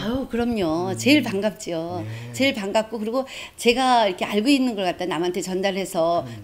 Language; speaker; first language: Korean; native; Korean